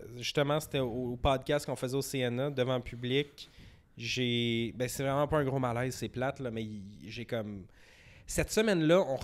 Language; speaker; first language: French; native; French